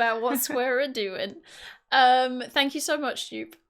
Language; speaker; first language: English; native; English